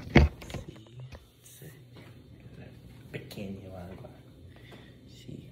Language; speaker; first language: Spanish; non-native, learner; English